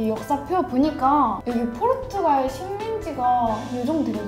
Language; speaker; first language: Korean; native; Korean